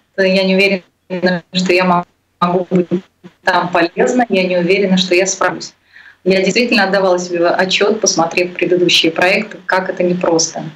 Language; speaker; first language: Russian; native; Russian